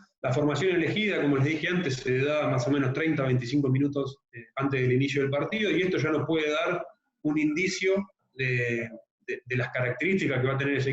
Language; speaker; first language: Spanish; native; Spanish